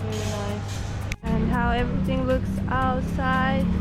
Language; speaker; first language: English; non-native, fluent; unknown